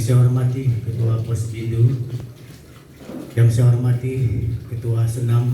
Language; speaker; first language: Indonesian; native; Indonesian